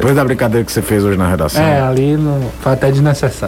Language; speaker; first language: Portuguese; native; Portuguese